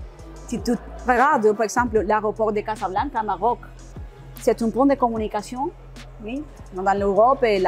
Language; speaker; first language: French; non-native, learner; Spanish